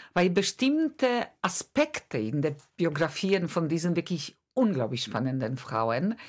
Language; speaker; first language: German; non-native, fluent; Polish